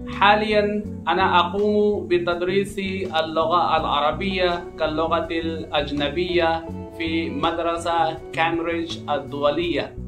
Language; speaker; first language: Arabic; non-native, fluent; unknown